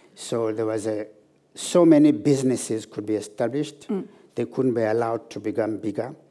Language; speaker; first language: English; non-native, local second language; Zulu